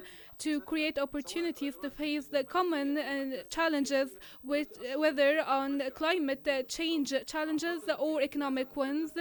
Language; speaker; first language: English; non-native, fluent; Arabic